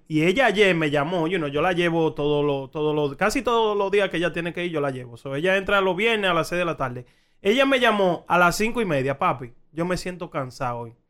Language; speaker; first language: Spanish; early bilingual, heritage; Spanish